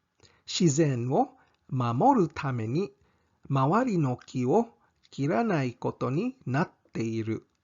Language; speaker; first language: Japanese; non-native, fluent; English